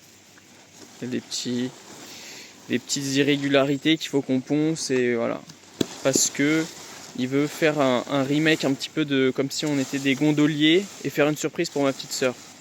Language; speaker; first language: French; native; French